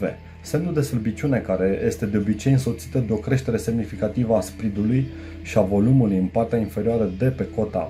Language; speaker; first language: Romanian; native; Romanian